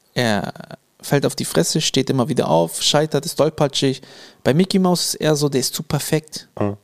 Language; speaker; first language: German; early bilingual, other home language; Arabic